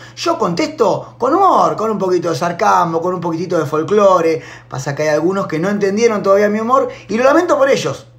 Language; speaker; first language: Spanish; native; Spanish